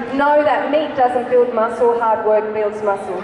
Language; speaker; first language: English; native; English